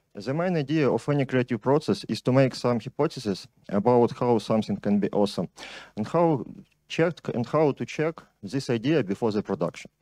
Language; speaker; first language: English; non-native, fluent; Ukrainian